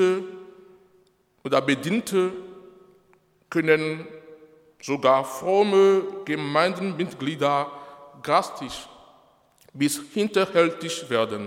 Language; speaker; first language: German; non-native, fluent; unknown